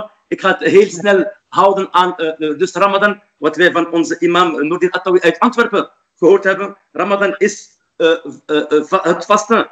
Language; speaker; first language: Dutch; non-native, fluent; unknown